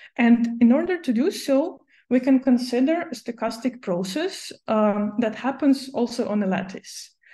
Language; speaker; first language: English; non-native, fluent; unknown